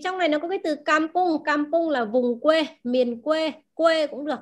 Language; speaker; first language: Vietnamese; native; Vietnamese